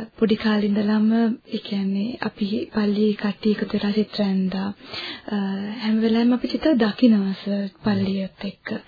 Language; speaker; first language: Sinhala; non-native, local second language; Tamil